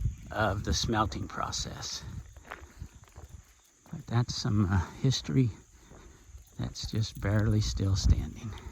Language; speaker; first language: English; native; English